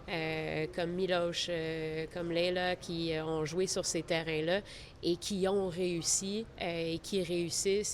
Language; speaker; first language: French; native; French